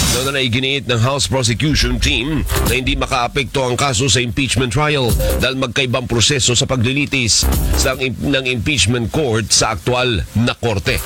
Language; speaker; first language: Filipino; native; Filipino